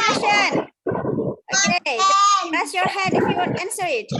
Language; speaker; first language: English; non-native, local second language; Indonesian